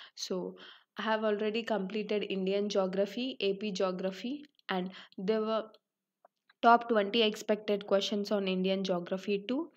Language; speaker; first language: English; non-native, local second language; Telugu